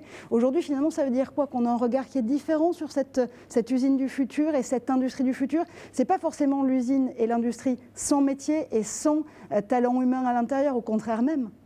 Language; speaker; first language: French; native; French